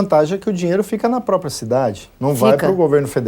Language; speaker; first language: Portuguese; native; Portuguese